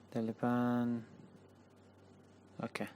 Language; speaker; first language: Indonesian; non-native, learner; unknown